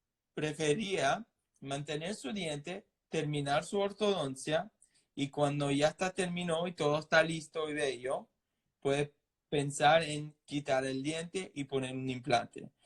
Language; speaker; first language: Spanish; non-native, fluent; English